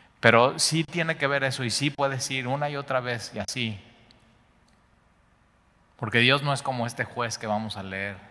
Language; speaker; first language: Spanish; native; Spanish